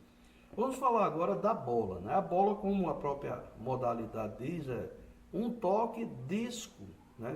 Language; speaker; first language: Portuguese; native; Portuguese